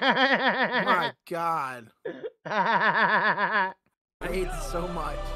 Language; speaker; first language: English; native; English